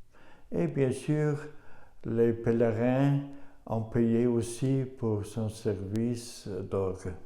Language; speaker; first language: French; non-native, learner; German